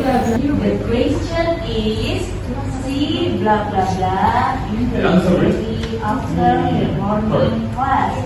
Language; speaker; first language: English; non-native, learner; Indonesian